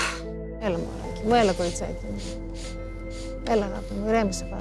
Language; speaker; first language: Greek; native; Greek